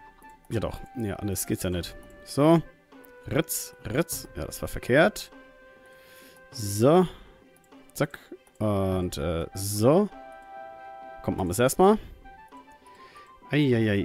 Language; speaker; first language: German; native; German